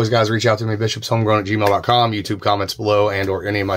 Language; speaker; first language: English; native; English